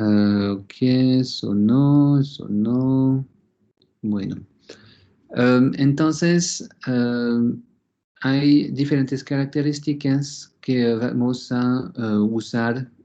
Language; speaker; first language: Spanish; non-native, fluent; French